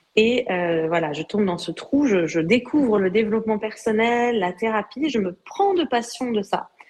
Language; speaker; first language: French; native; French